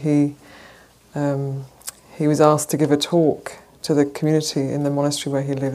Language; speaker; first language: English; native; English